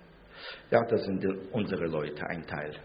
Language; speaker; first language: German; non-native, fluent; Russian